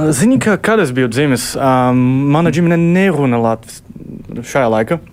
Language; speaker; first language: Latvian; early bilingual, other home language; Portuguese